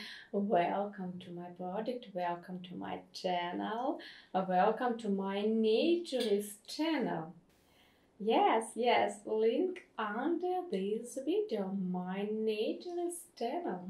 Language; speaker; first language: English; non-native, learner; Russian